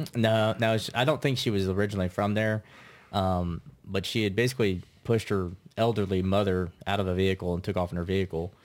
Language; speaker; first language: English; native; English